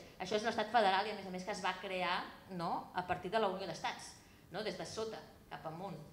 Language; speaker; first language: Catalan; native; Catalan